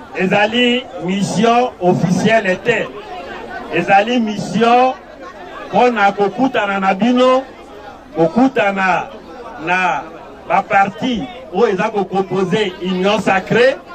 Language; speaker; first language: Lingala; native; Lingala